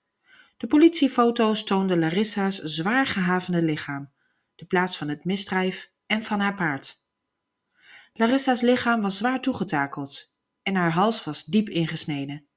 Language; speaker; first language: Dutch; native; Dutch